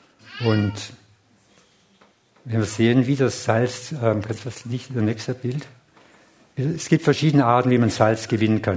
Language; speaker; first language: German; non-native, fluent; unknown